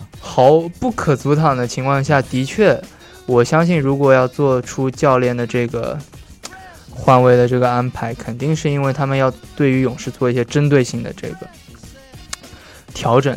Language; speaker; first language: Chinese; native; Chinese